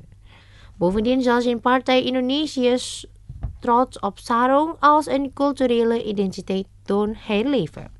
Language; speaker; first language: Dutch; non-native, learner; Indonesian